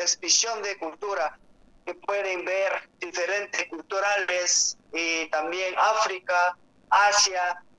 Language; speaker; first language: Spanish; non-native, learner; Korean